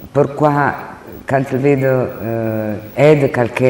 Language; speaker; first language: French; non-native, learner; Italian